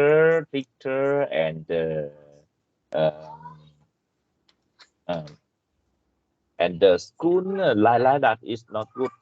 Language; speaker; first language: English; non-native, learner; Vietnamese